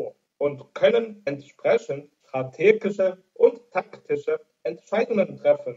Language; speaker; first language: German; native; German